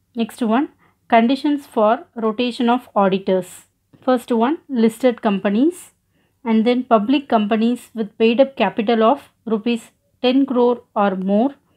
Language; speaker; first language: English; non-native, local second language; Tamil